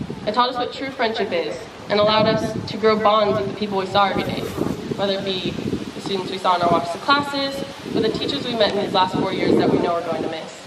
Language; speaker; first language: English; native; English